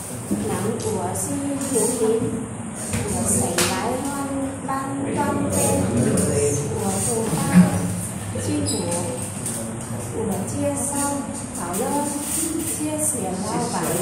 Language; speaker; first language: Chinese; non-native, learner; Vietnamese